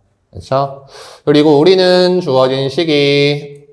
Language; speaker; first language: Korean; native; Korean